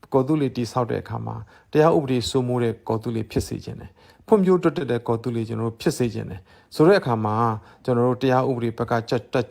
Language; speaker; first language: Burmese; non-native, local second language; S'gaw Karen